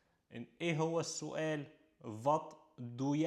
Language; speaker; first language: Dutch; non-native, fluent; Arabic